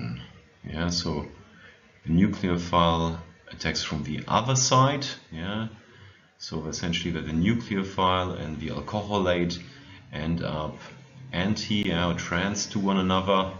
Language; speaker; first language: English; non-native, fluent; German